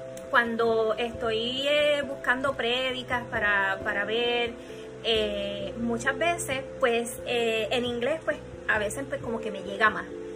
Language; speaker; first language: Spanish; early bilingual, heritage; Spanish